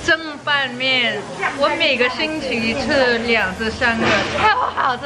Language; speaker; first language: Chinese; non-native, local second language; Cantonese